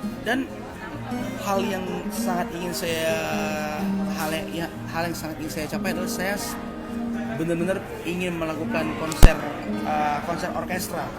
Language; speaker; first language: Indonesian; non-native, local second language; Achinese